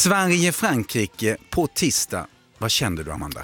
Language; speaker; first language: Swedish; native; Swedish